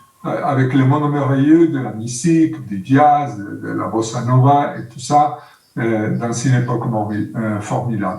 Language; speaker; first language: French; non-native, learner; Spanish